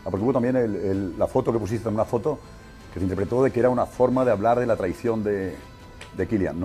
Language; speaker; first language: Spanish; native; Spanish